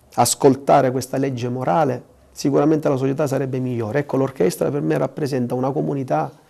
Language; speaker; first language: Italian; native; Italian